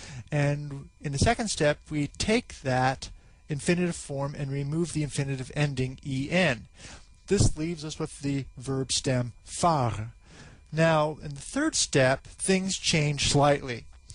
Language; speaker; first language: English; native; English